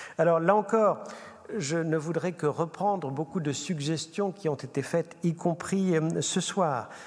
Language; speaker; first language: French; native; French